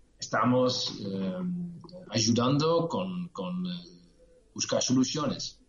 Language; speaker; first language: Spanish; non-native, learner; Dutch